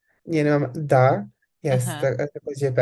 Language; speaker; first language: Serbian; native; Serbian